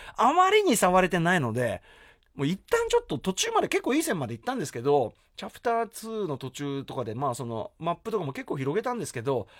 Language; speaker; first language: Japanese; native; Japanese